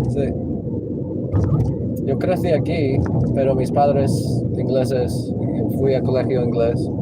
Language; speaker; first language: Spanish; non-native, local second language; English